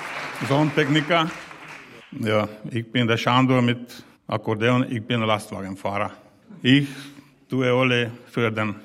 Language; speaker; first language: German; non-native, learner; Hungarian